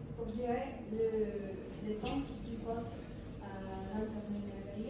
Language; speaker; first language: French; non-native, learner; Spanish